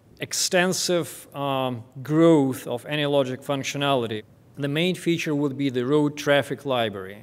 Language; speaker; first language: English; non-native, fluent; Russian